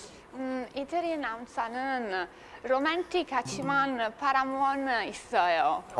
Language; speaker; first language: Korean; non-native, learner; Italian